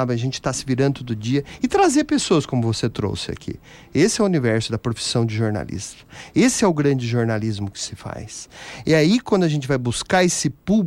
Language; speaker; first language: Portuguese; native; Portuguese